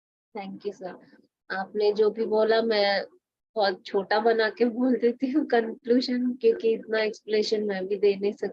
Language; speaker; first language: Hindi; non-native, local second language; Telugu